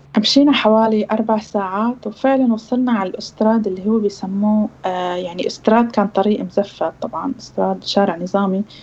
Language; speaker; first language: Arabic; native; Arabic